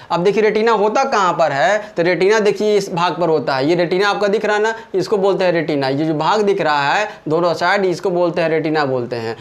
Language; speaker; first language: Hindi; native; Hindi